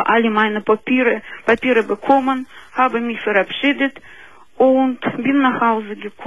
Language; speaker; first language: German; non-native, fluent; Russian